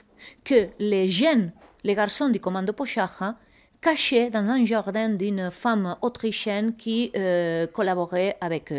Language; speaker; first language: French; non-native, fluent; Spanish